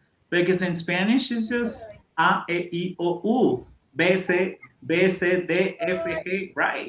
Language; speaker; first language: English; non-native, fluent; Spanish